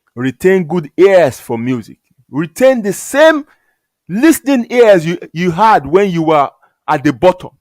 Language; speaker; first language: English; non-native, local second language; Yoruba